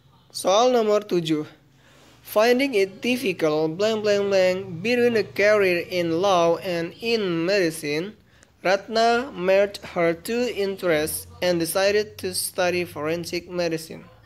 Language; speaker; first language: English; non-native, fluent; Indonesian